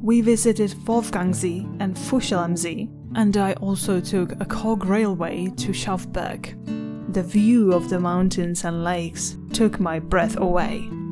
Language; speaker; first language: English; non-native, fluent; Czech